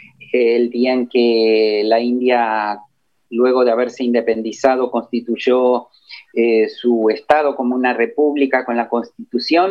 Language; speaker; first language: Spanish; native; Spanish